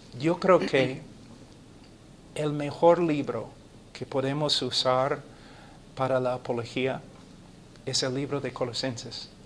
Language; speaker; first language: Spanish; non-native, fluent; English